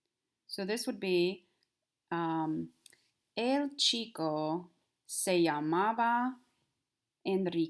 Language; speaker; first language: Spanish; non-native, fluent; English